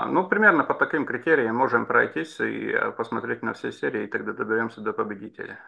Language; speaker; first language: Russian; non-native, local second language; Latvian